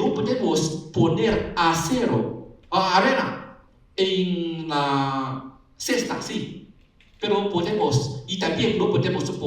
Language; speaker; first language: Spanish; non-native, learner; Chinese